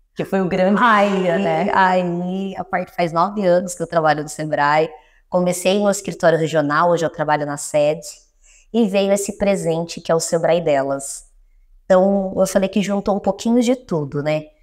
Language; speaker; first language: Portuguese; native; Portuguese